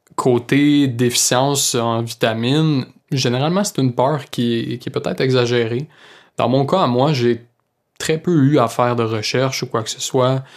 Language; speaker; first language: French; native; French